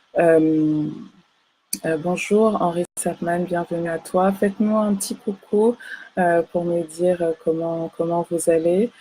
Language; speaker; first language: French; native; French